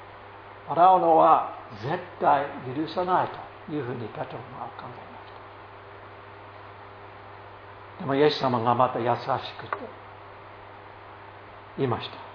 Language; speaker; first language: Japanese; non-native, fluent; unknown